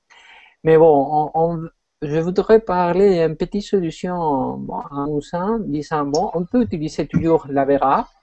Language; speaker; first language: French; non-native, fluent; Spanish